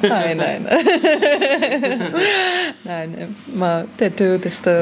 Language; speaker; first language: Nepali; non-native, learner; German